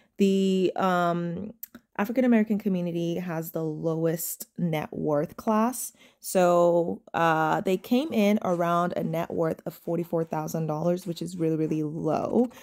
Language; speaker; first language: English; native; English